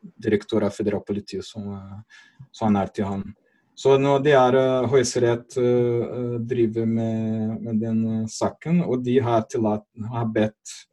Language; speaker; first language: Norwegian; non-native, fluent; Portuguese